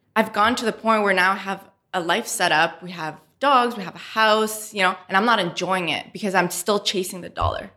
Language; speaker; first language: English; native; English